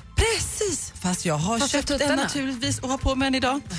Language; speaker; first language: Swedish; native; Swedish